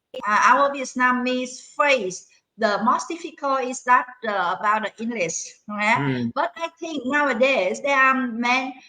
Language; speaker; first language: English; non-native, learner; Vietnamese